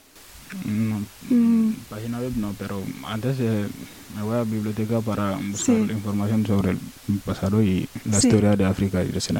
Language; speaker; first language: Spanish; non-native, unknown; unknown